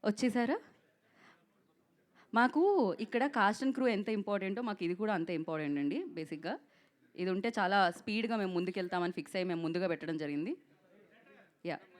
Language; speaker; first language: Telugu; native; Telugu